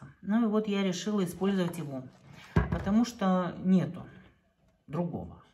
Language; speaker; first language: Russian; native; Russian